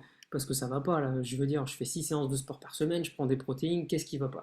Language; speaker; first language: French; native; French